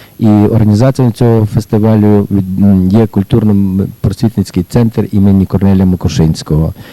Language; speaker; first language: Ukrainian; native; Ukrainian